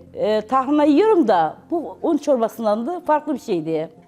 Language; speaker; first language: Turkish; native; Turkish